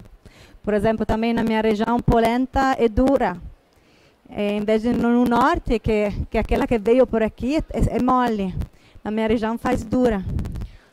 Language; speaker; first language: Portuguese; non-native, fluent; Italian